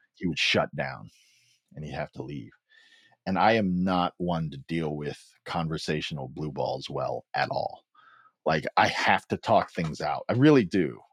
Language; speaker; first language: English; early bilingual, other home language; Filipino